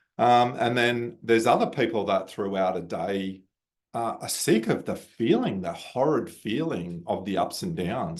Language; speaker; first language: English; native; English